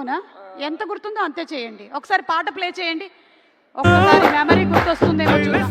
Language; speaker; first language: Telugu; native; Telugu